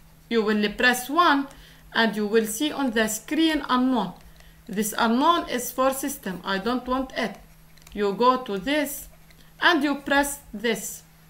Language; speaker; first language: English; non-native, local second language; Arabic